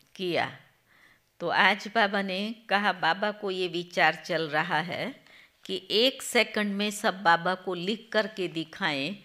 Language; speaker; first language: Hindi; non-native, local second language; Gujarati